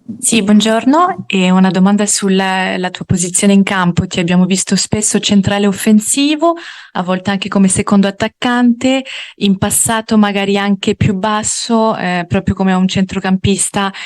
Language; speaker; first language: Italian; native; Italian